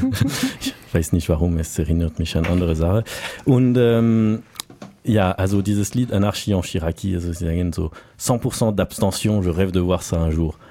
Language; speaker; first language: German; non-native, learner; French